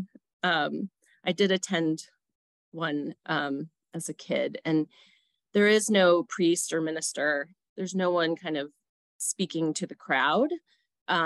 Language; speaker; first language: English; native; English